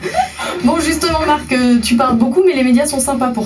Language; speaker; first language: French; native; French